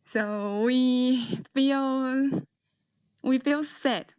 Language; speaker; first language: English; non-native, learner; Chinese